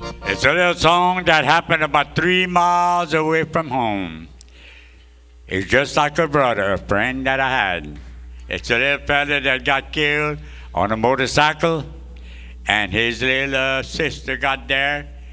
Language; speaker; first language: English; early bilingual, other home language; French